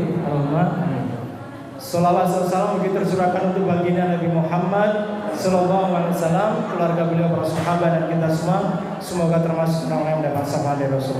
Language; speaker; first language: Indonesian; non-native, local second language; Javanese